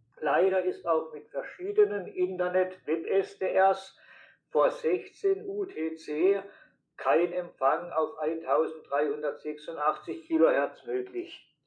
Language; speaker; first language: German; native; German